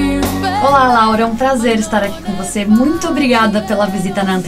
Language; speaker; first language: Portuguese; native; Portuguese